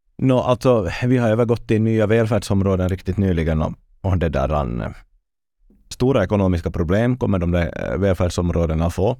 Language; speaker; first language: Swedish; native; Swedish